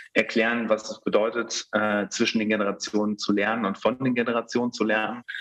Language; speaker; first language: German; native; German